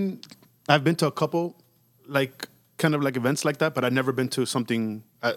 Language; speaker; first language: English; non-native, fluent; Spanish